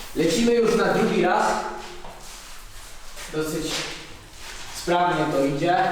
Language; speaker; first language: Polish; native; Polish